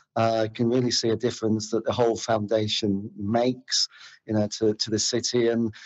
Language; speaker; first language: English; native; English